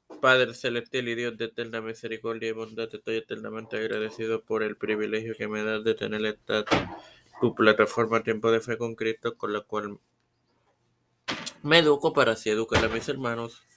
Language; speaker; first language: Spanish; native; Spanish